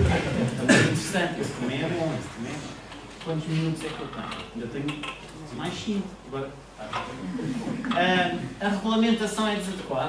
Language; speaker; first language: Portuguese; native; Portuguese